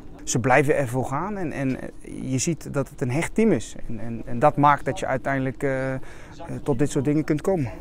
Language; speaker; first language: Dutch; native; Dutch